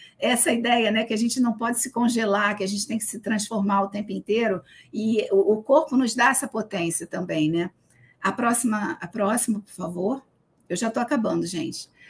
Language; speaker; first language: Portuguese; native; Portuguese